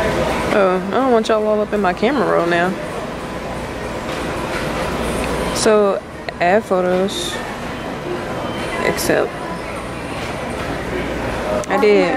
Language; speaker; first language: English; native; English